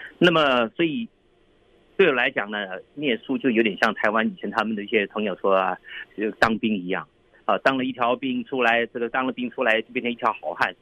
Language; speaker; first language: Chinese; native; Chinese